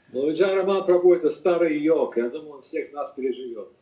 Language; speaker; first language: Russian; native; Russian